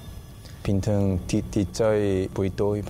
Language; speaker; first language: Vietnamese; non-native, learner; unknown